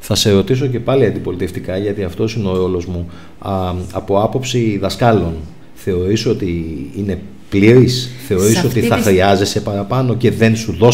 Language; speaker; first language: Greek; native; Greek